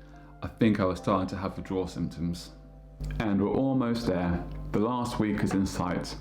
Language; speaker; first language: English; native; English